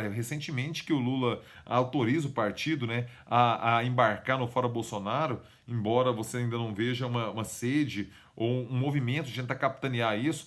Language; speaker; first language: Portuguese; native; Portuguese